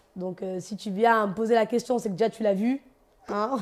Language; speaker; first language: French; native; French